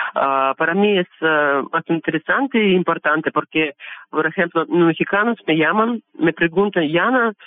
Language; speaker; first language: Spanish; non-native, learner; Russian